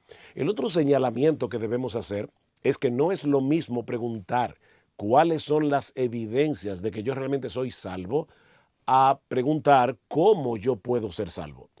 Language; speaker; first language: Spanish; native; Spanish